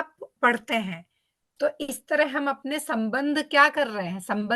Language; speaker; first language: Hindi; native; Hindi